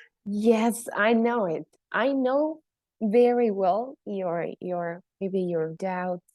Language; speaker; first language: English; non-native, fluent; Spanish